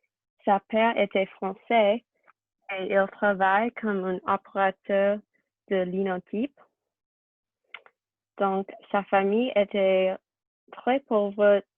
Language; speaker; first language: French; non-native, learner; English